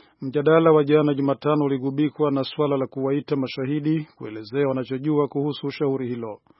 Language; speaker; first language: Swahili; non-native, local second language; Rundi